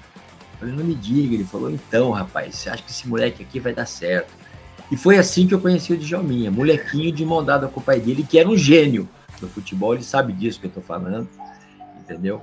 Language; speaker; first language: Portuguese; native; Portuguese